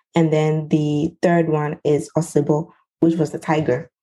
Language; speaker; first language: English; non-native, local second language; Ewe